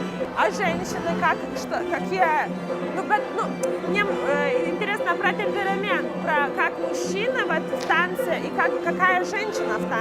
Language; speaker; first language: Russian; non-native, fluent; Lithuanian